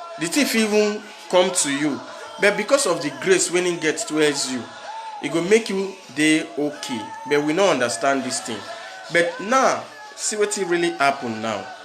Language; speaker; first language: Nigerian Pidgin; native; Nigerian Pidgin